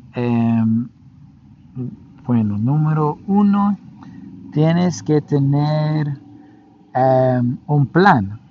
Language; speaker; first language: Spanish; non-native, learner; English